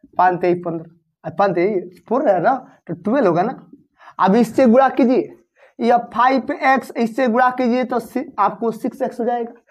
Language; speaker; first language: Hindi; native; Hindi